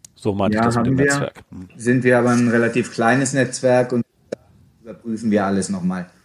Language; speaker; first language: German; native; German